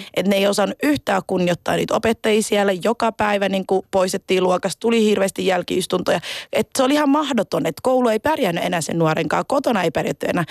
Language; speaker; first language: Finnish; early bilingual, other home language; Somali